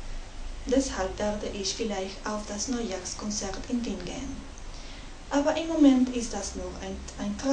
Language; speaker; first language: German; non-native, learner; Spanish